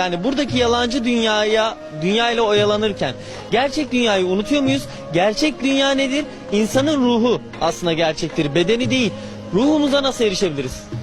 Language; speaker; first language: Turkish; native; Turkish